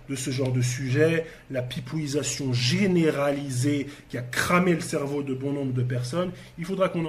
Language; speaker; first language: French; native; French